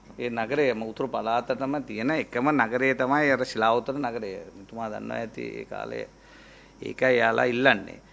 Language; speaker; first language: Sinhala; non-native, local second language; Tamil